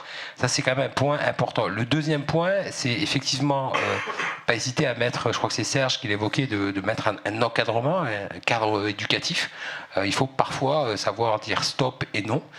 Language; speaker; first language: French; native; French